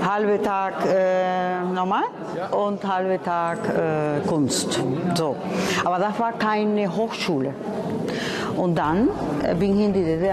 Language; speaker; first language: German; non-native, fluent; Spanish